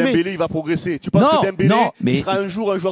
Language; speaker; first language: French; native; French